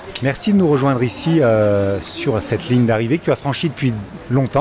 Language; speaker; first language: French; native; French